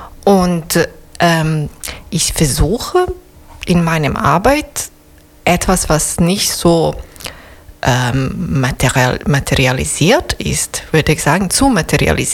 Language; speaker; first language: German; non-native, learner; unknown